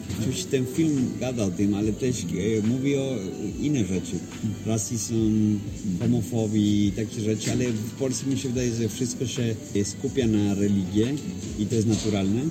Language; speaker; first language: Polish; non-native, fluent; Spanish